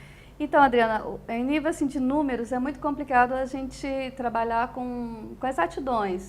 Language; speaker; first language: Portuguese; native; Portuguese